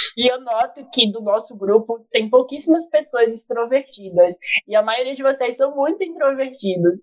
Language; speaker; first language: Portuguese; native; Portuguese